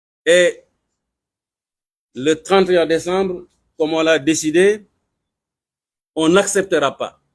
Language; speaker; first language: French; non-native, local second language; Wolof